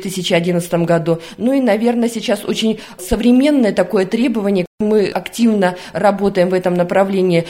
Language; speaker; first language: Russian; native; Russian